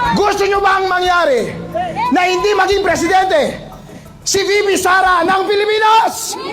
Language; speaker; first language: Filipino; non-native, local second language; Iloko